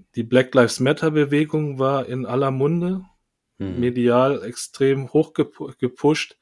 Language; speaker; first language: German; early bilingual, other home language; Korean